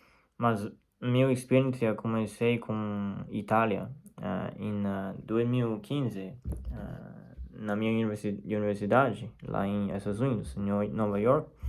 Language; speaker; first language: Portuguese; non-native, fluent; Chinese